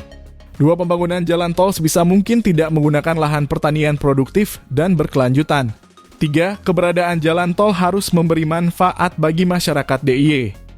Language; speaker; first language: Indonesian; native; Indonesian